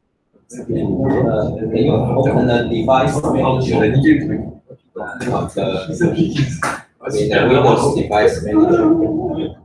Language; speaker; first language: English; non-native, learner; Chinese